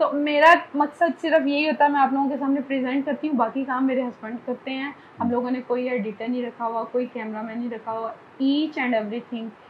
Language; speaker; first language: Urdu; native; Urdu